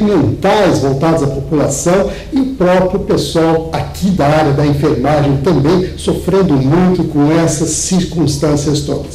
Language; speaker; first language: Portuguese; native; Portuguese